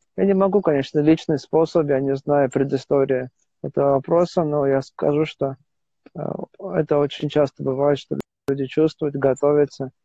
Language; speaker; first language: Russian; non-native, local second language; Armenian